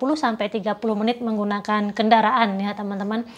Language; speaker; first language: Indonesian; native; Indonesian